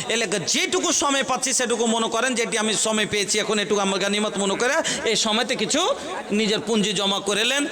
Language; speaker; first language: Bangla; non-native, local second language; Bhojpuri